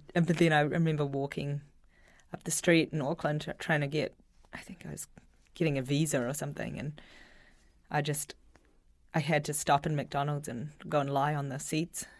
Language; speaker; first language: English; native; English